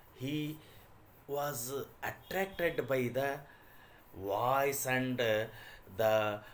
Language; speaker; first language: English; non-native, local second language; Kannada